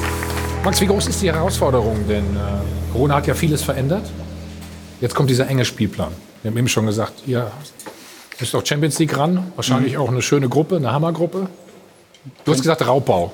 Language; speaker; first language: German; native; German